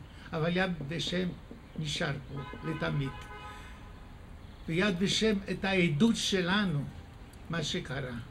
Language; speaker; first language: Hebrew; non-native, fluent; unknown